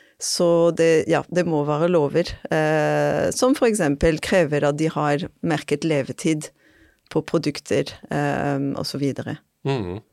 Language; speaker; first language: Norwegian; non-native, fluent; French